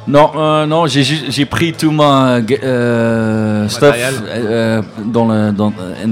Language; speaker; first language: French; non-native, local second language; Dutch